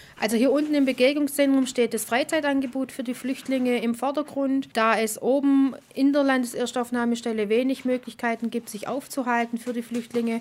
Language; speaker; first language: German; native; German